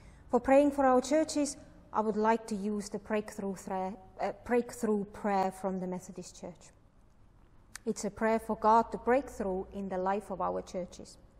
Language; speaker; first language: English; non-native, fluent; Estonian